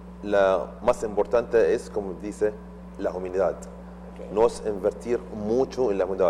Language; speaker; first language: Spanish; non-native, learner; Arabic